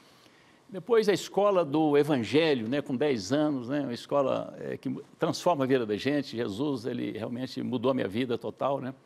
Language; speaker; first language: Portuguese; native; Portuguese